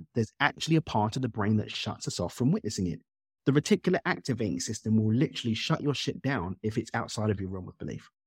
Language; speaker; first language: English; native; English